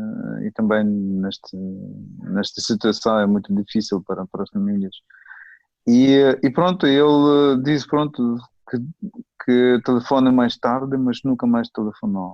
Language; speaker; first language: Portuguese; non-native, fluent; Ukrainian